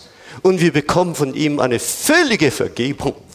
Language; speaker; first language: German; non-native, fluent; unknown